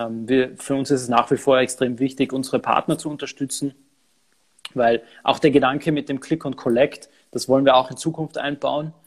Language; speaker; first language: German; native; German